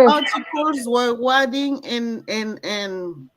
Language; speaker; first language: English; non-native, learner; French